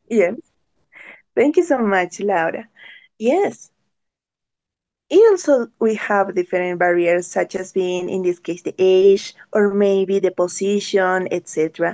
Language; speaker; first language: English; non-native, learner; Spanish